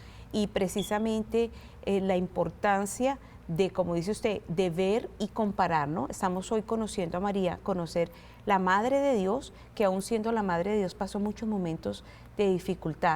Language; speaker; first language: Spanish; native; Spanish